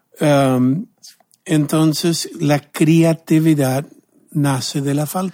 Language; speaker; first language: Spanish; non-native, fluent; English